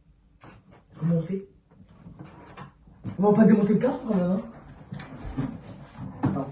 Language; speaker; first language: French; native; French